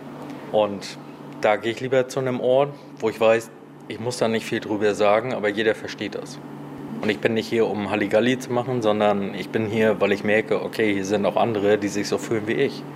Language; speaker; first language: German; native; German